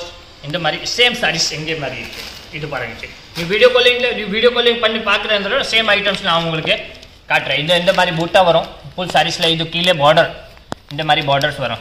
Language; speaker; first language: Tamil; non-native, learner; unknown